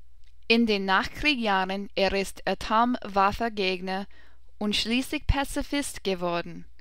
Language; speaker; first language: German; non-native, learner; English